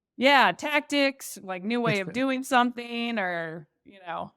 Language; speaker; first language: English; native; English